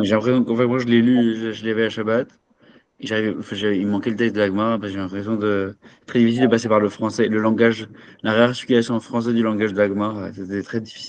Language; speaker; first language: French; native; French